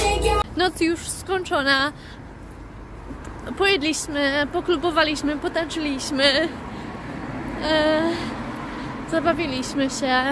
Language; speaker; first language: Polish; early bilingual, heritage; Polish